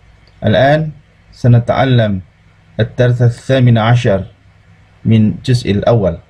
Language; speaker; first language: Arabic; non-native, fluent; Indonesian